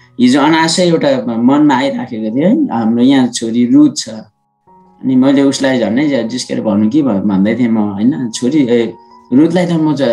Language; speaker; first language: Nepali; non-native, local second language; Sherpa